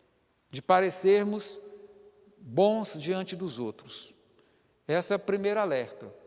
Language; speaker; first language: Portuguese; native; Portuguese